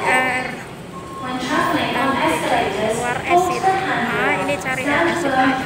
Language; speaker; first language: Indonesian; non-native, local second language; Javanese